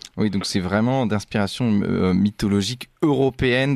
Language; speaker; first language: French; native; French